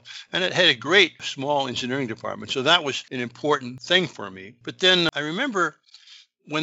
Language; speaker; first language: English; native; English